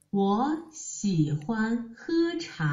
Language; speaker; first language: Chinese; non-native, learner; Vietnamese